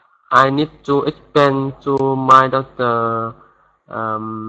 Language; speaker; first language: English; non-native, learner; Vietnamese